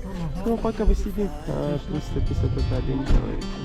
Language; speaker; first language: Russian; non-native, learner; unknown